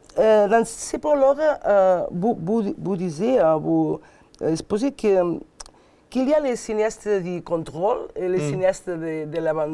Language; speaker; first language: French; non-native, learner; Catalan